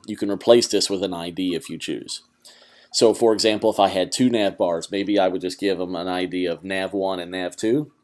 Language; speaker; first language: English; native; English